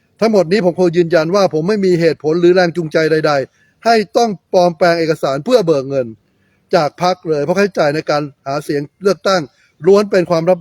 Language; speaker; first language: Thai; native; Thai